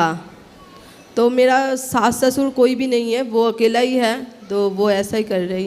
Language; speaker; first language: Hindi; non-native, local second language; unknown